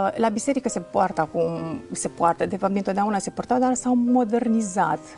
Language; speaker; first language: Romanian; non-native, local second language; Russian